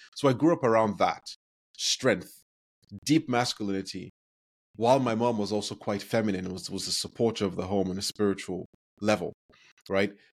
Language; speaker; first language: English; non-native, local second language; Yoruba